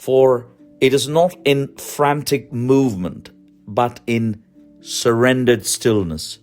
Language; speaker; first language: English; non-native, local second language; Malayalam